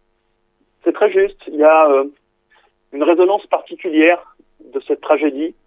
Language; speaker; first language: French; native; French